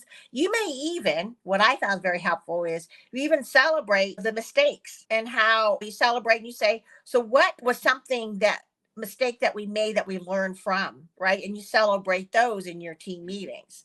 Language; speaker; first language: English; early bilingual, other home language; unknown